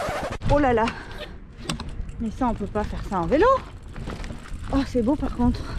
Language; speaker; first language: French; native; French